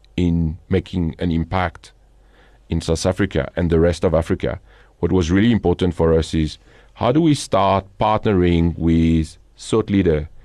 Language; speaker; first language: English; non-native, fluent; French